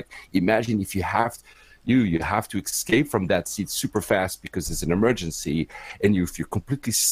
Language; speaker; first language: English; non-native, fluent; French